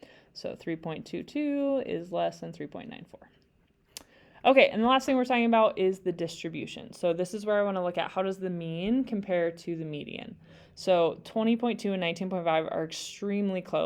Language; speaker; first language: English; native; English